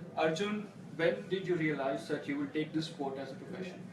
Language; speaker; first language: English; non-native, local second language; Hindi